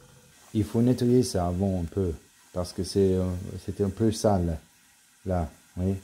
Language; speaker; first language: French; non-native, learner; German